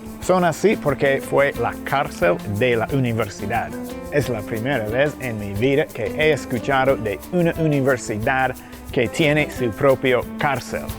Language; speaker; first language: Spanish; non-native, fluent; English